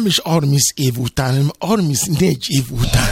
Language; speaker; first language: Hungarian; non-native, fluent; Yoruba